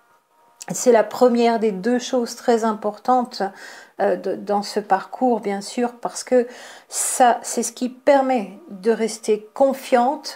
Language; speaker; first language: French; native; French